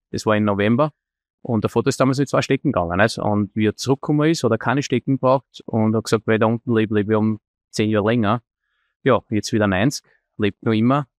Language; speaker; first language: German; native; German